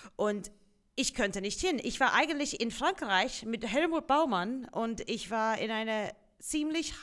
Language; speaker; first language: German; non-native, fluent; English